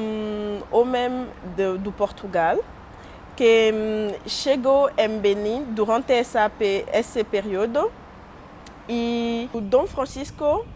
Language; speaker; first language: Portuguese; non-native, learner; French